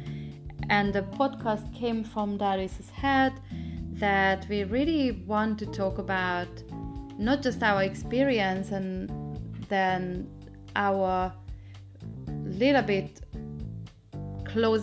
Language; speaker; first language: English; non-native, fluent; Hungarian